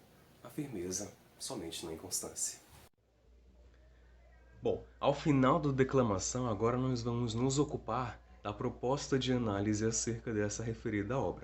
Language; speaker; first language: Portuguese; native; Portuguese